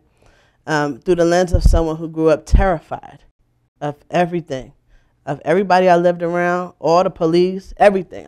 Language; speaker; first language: English; native; English